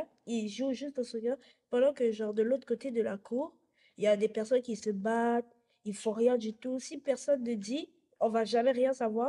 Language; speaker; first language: French; non-native, local second language; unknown